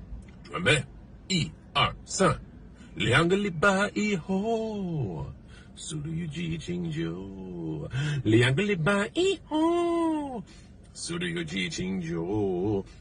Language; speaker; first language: Chinese; non-native, learner; English